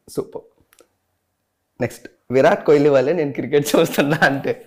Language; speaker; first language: Telugu; native; Telugu